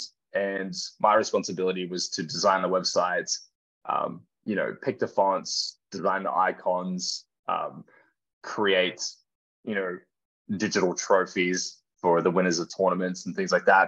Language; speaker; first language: English; native; English